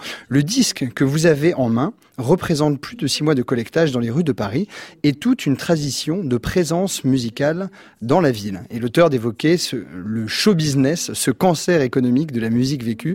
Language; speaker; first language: French; native; French